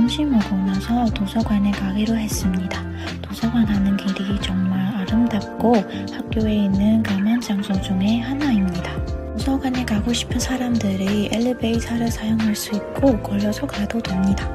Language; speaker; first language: Korean; non-native, learner; Burmese